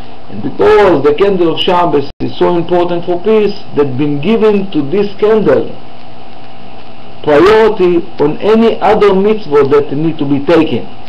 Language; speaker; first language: English; non-native, fluent; Hebrew